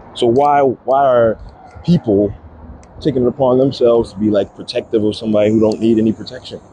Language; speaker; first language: English; native; English